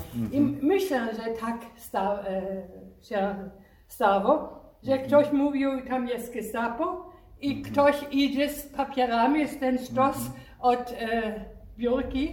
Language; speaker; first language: Polish; non-native, learner; German